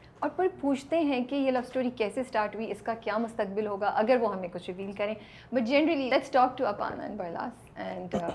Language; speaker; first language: Urdu; native; Urdu